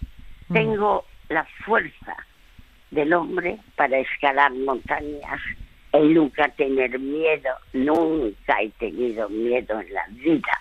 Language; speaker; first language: Spanish; early bilingual, other home language; French